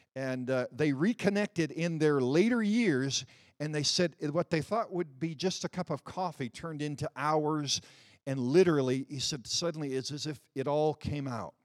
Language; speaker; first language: English; early bilingual, other home language; Dutch